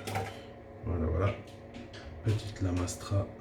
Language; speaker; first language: French; native; French